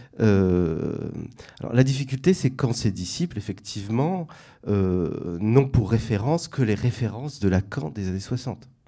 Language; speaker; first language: French; native; French